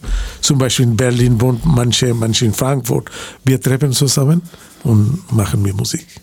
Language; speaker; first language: German; non-native, learner; Bangla